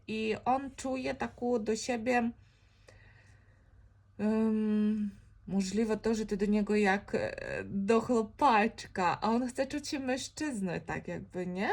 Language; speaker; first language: Polish; non-native, fluent; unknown